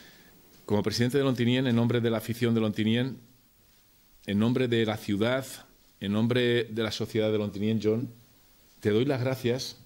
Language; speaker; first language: Spanish; native; Spanish